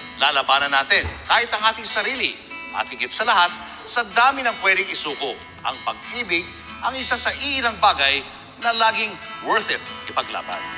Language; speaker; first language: Filipino; native; Filipino